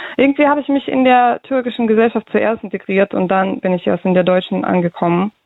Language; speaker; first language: German; early bilingual, other home language; Russian